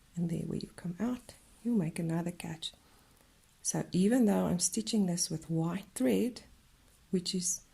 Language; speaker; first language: English; non-native, local second language; Afrikaans